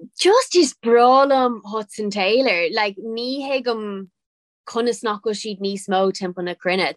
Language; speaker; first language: Irish; non-native, local second language; English